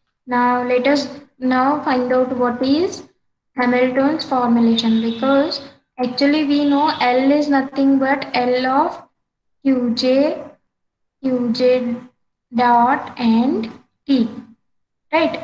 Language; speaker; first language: English; non-native, local second language; Marathi